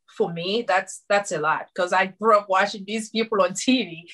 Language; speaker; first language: English; non-native, fluent; Susu